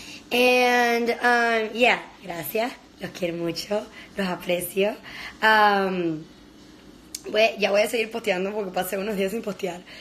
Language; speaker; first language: Spanish; early bilingual, heritage; Spanish